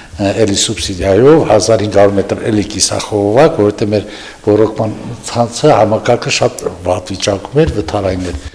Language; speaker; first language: Armenian; non-native, local second language; Kurdish